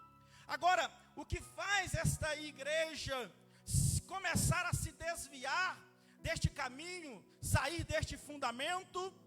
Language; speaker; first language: Portuguese; native; Portuguese